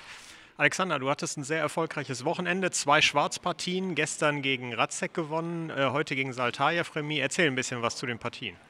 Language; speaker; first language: German; native; German